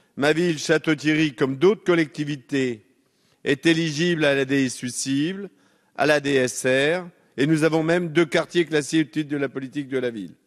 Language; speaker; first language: French; native; French